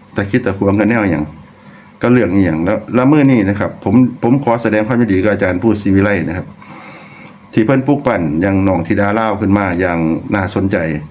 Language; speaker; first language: Thai; non-native, local second language; Lao